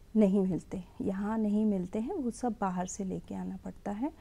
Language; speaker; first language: Hindi; non-native, local second language; Tamil